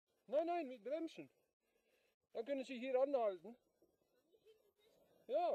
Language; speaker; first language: German; non-native, learner; Dutch